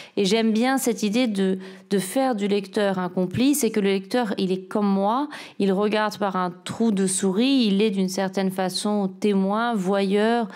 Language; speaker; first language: French; native; French